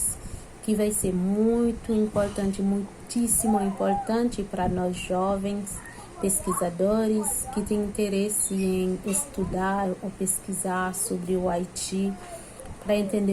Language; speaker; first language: Portuguese; non-native, fluent; Haitian Creole